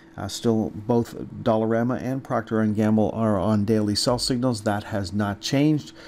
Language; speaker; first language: English; native; English